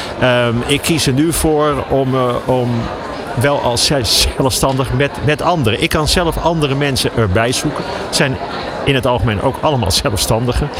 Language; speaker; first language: Dutch; native; Dutch